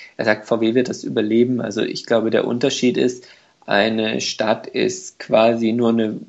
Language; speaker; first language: German; non-native, fluent; Hungarian